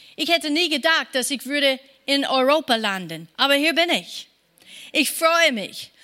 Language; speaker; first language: German; non-native, fluent; English